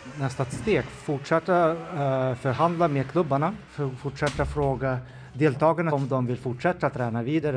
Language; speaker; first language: Swedish; non-native, fluent; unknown